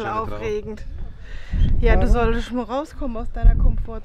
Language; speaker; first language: German; native; German